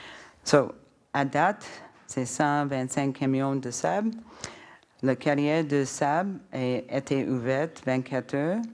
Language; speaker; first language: French; non-native, learner; English